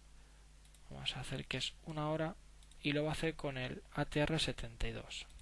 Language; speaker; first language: Spanish; native; Spanish